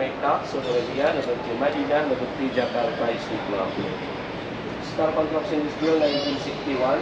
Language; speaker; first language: English; non-native, learner; Indonesian